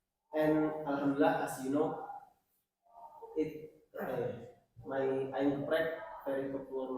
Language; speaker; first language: English; non-native, learner; Indonesian